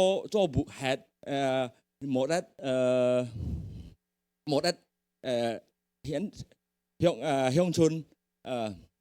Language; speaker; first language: Chinese; early bilingual, heritage; Hakka Chinese